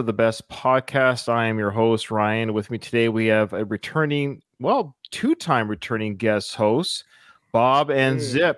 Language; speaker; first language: English; native; English